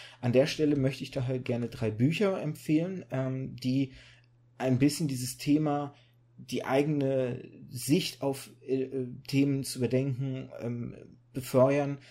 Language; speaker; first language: German; native; German